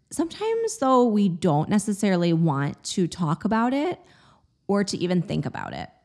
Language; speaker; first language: English; native; English